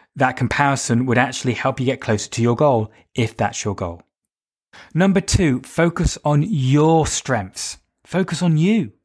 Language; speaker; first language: English; native; English